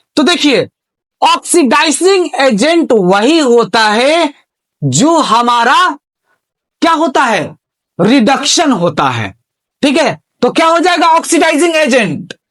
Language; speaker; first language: Hindi; native; Hindi